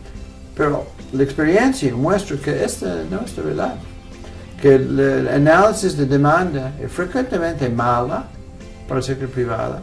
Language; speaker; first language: Spanish; non-native, fluent; English